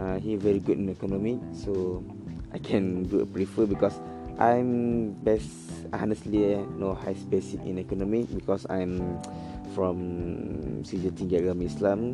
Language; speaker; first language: English; non-native, learner; Malay